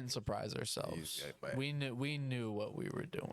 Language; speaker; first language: English; native; English